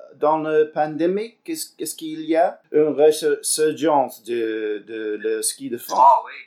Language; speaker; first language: French; non-native, learner; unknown